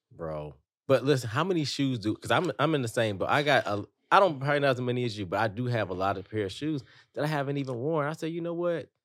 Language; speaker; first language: English; native; English